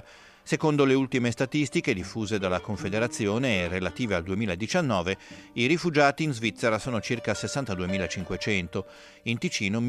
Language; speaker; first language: Italian; native; Italian